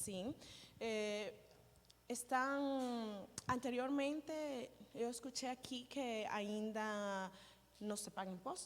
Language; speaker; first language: Portuguese; non-native, learner; Spanish